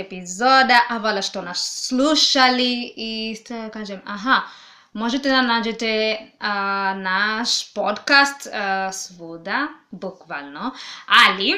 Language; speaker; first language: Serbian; non-native, learner; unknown